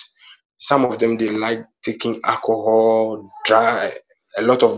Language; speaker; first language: English; non-native, local second language; Akan